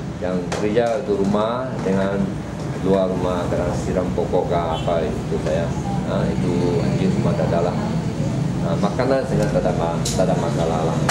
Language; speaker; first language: Malay; non-native, local second language; Chinese